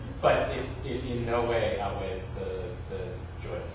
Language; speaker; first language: English; native; English